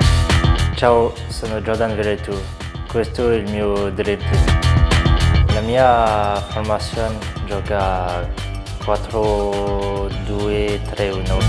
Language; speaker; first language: Italian; non-native, learner; French